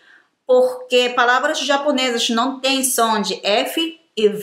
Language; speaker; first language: Portuguese; non-native, fluent; Japanese